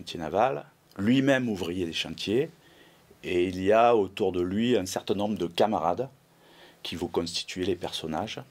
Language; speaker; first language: French; native; French